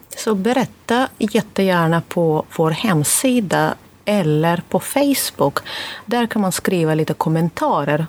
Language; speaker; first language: Swedish; non-native, fluent; Russian